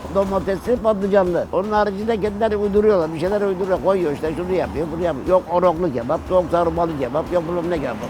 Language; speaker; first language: Turkish; native; Turkish